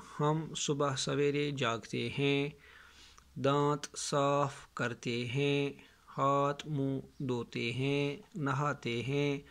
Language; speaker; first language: Urdu; non-native, local second language; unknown